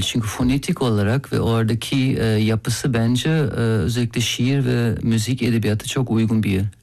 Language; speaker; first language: Turkish; non-native, fluent; German